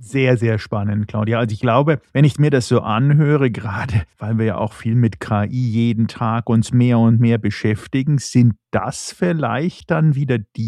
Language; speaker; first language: German; native; German